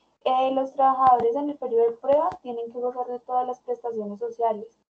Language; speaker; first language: Spanish; native; Spanish